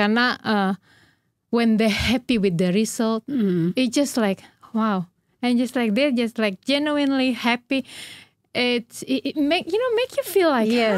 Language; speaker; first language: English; non-native, fluent; Indonesian